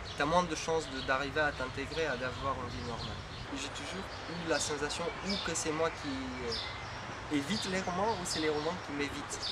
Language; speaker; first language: French; non-native, fluent; Romanian